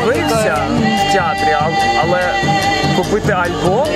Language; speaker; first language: Ukrainian; non-native, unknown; English